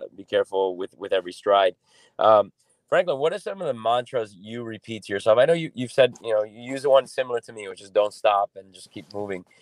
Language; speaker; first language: English; native; English